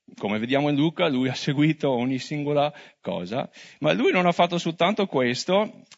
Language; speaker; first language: Italian; non-native, fluent; English